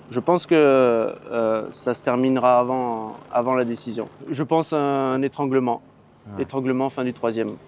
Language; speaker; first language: French; native; French